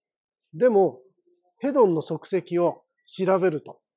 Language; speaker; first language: Japanese; native; Japanese